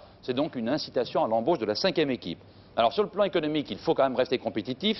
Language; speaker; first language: French; native; French